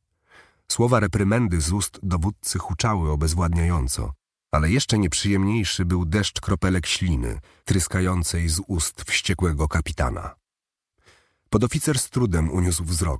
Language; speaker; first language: Polish; native; Polish